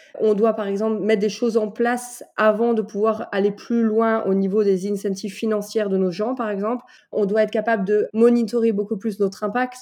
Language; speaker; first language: French; native; French